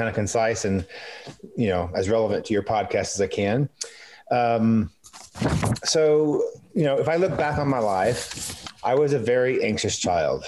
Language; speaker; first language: English; native; English